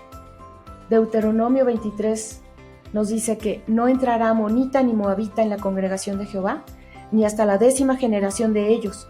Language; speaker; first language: Spanish; native; Spanish